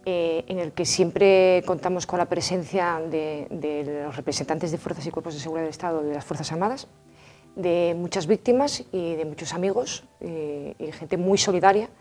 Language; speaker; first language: Spanish; native; Spanish